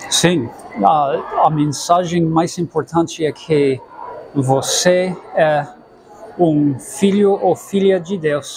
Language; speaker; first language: Portuguese; non-native, fluent; English